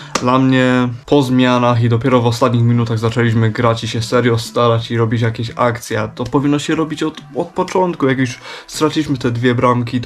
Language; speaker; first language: Polish; early bilingual, heritage; Polish